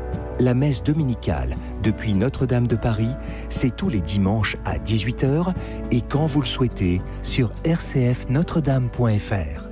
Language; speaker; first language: French; native; French